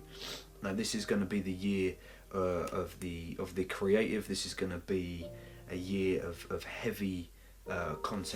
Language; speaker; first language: English; native; English